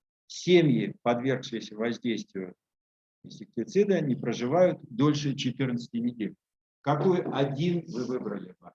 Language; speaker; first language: Russian; native; Russian